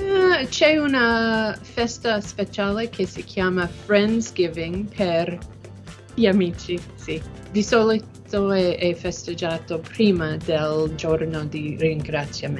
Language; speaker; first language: Italian; non-native, learner; English